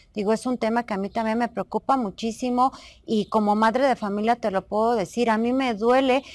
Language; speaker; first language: Spanish; native; Spanish